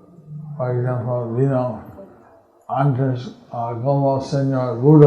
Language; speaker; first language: Spanish; non-native, learner; English